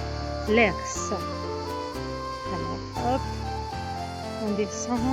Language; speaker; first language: French; native; French